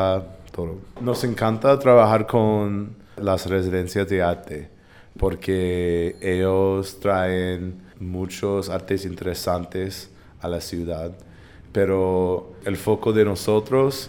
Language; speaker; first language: Spanish; non-native, fluent; English